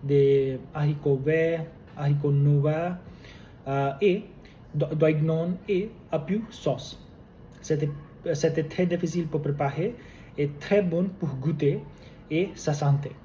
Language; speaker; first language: French; non-native, learner; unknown